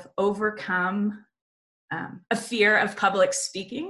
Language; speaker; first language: English; native; English